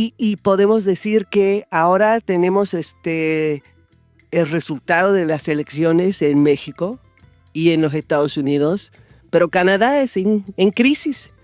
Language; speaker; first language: Spanish; non-native, fluent; English